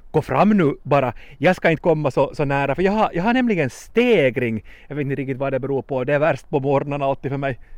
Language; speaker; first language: Swedish; native; Swedish